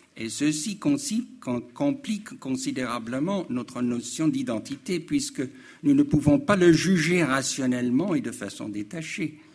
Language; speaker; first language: French; non-native, fluent; English